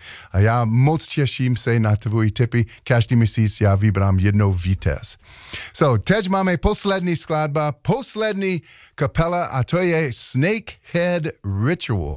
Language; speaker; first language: Czech; non-native, learner; English